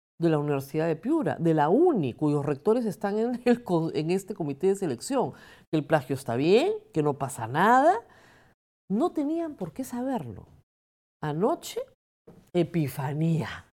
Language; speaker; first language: Spanish; native; Spanish